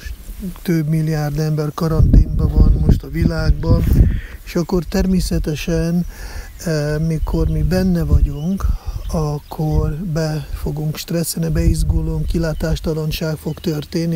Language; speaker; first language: Hungarian; non-native, fluent; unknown